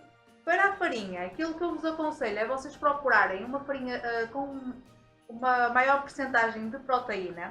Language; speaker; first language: Portuguese; native; Portuguese